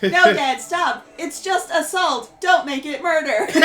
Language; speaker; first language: English; native; English